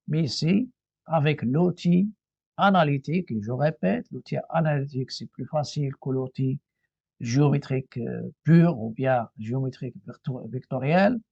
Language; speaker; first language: French; non-native, local second language; Arabic